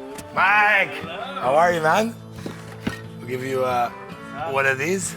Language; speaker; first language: English; native; English